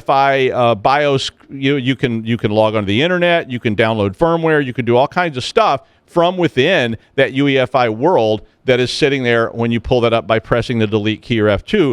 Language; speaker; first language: English; native; English